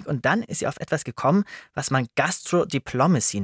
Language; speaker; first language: German; native; German